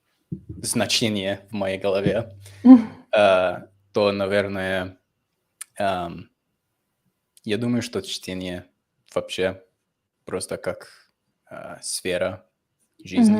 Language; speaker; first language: Russian; non-native, fluent; English